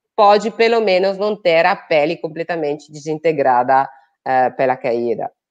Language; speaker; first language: Portuguese; non-native, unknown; Italian